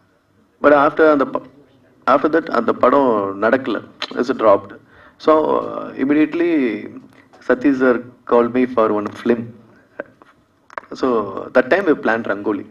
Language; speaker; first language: Tamil; non-native, fluent; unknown